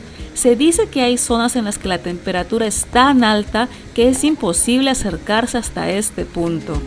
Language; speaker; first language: Spanish; native; Spanish